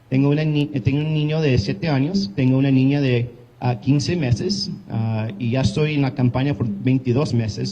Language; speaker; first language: Spanish; early bilingual, heritage; English